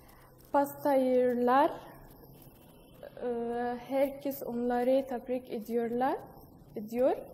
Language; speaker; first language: Turkish; non-native, learner; Arabic